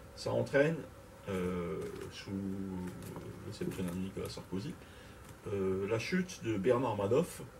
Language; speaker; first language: French; native; French